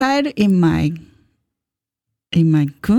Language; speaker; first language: German; non-native, learner; Japanese